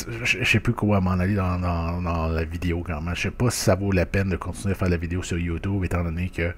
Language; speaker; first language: French; native; French